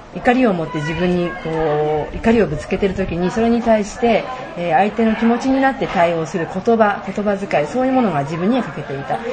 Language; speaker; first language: Japanese; native; Japanese